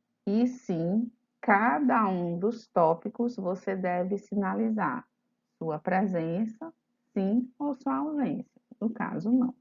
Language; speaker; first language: Portuguese; native; Portuguese